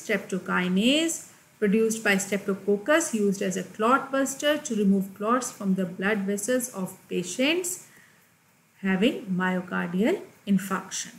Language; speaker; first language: English; non-native, local second language; Hindi